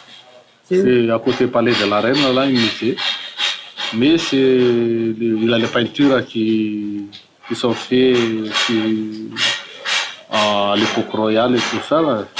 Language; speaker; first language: French; non-native, local second language; Malagasy